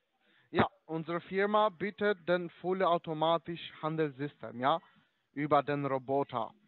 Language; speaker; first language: German; non-native, learner; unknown